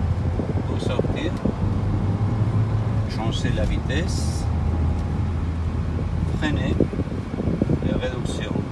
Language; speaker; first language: French; non-native, learner; Spanish